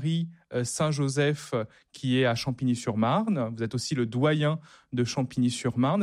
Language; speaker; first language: French; native; French